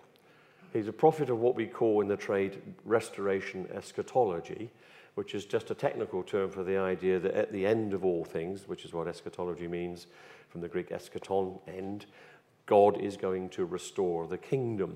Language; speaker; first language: English; native; English